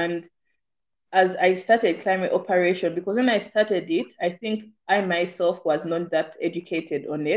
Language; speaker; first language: English; non-native, local second language; Ganda